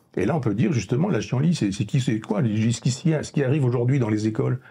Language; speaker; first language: French; native; French